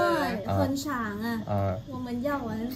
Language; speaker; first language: Chinese; non-native, learner; Lao